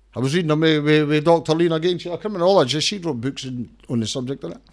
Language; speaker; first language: English; native; English